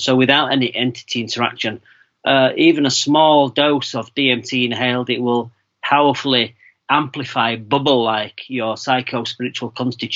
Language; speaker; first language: English; native; English